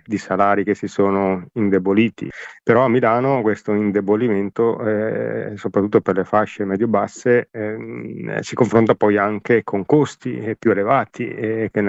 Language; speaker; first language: Italian; native; Italian